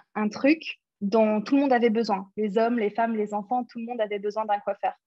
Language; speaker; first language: French; early bilingual, other home language; English